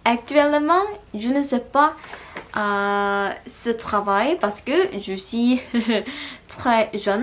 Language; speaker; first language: French; non-native, learner; Korean